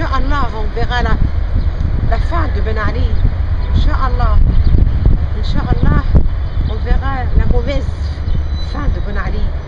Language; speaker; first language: French; non-native, local second language; Arabic